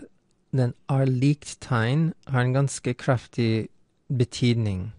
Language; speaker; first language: Norwegian; non-native, fluent; English